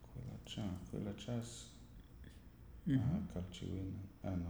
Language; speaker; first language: Spanish; non-native, learner; English